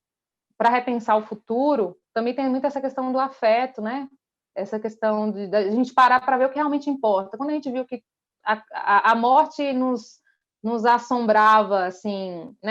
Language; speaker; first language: Portuguese; native; Portuguese